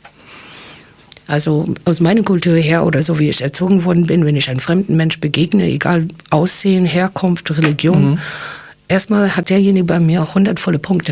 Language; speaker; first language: German; non-native, fluent; English